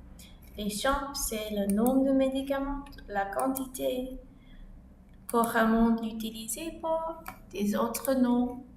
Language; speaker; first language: French; non-native, learner; English